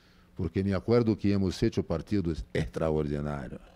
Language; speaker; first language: Spanish; non-native, fluent; Portuguese